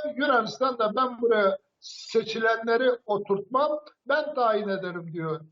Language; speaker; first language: Turkish; native; Turkish